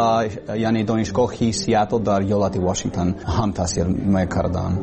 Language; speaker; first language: Persian; non-native, learner; English